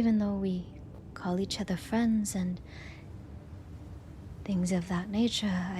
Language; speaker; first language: English; native; English